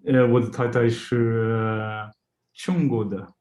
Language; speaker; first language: Chinese; non-native, learner; English